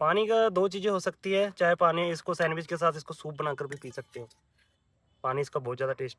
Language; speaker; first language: Hindi; non-native, local second language; Punjabi